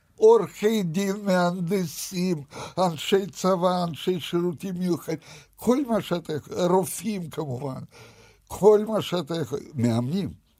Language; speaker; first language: Hebrew; non-native, fluent; Russian